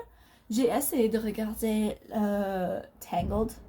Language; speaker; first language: French; non-native, learner; English